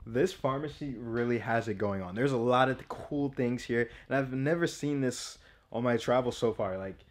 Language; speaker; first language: English; native; English